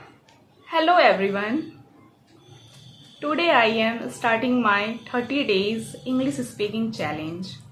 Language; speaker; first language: English; non-native, learner; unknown